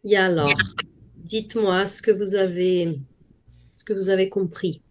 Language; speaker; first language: French; non-native, fluent; Portuguese